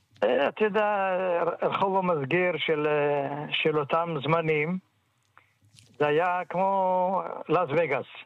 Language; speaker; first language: Hebrew; early bilingual, other home language; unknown